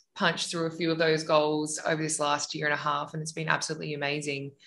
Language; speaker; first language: English; native; English